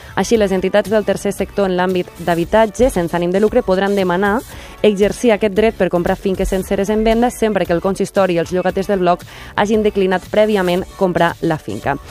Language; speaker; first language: Catalan; native; Catalan